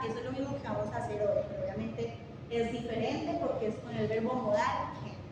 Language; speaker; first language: Spanish; non-native, fluent; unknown